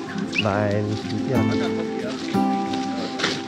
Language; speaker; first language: German; non-native, learner; Spanish